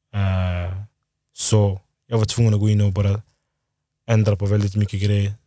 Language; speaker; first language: Swedish; early bilingual, other home language; Lingala